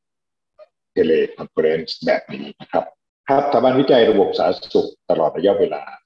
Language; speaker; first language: Thai; native; Thai